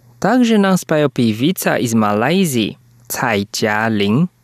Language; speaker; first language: Russian; non-native, fluent; Chinese